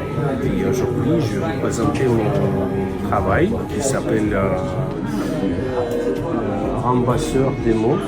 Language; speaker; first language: French; non-native, learner; Russian